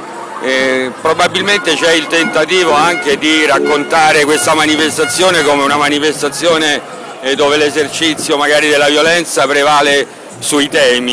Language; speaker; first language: Italian; native; Italian